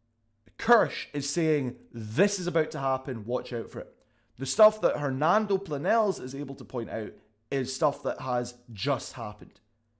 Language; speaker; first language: English; native; English